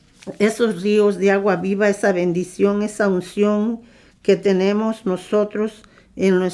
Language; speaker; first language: Spanish; native; Spanish